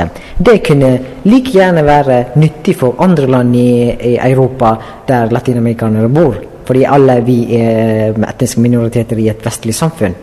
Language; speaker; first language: Norwegian; non-native, fluent; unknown